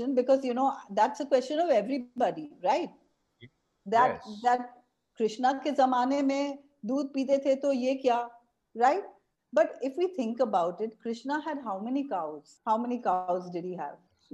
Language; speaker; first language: English; non-native, local second language; Hindi